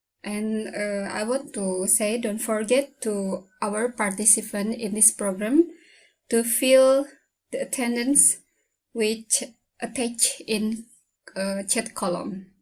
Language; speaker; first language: English; non-native, learner; Indonesian